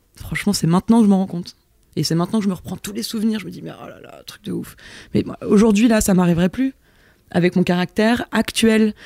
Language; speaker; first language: French; native; French